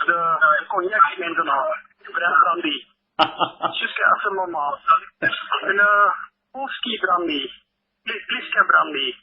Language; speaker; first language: French; non-native, local second language; Dutch